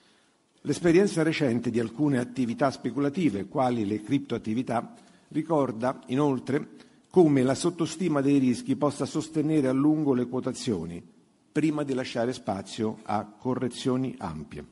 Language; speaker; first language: Italian; native; Italian